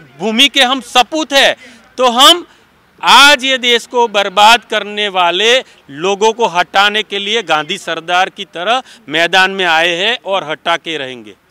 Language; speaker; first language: Hindi; non-native, local second language; Gujarati